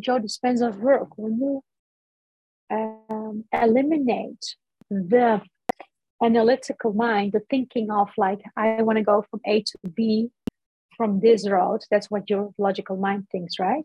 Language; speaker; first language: English; non-native, fluent; Dutch